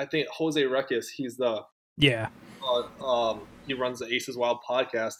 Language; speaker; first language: English; native; English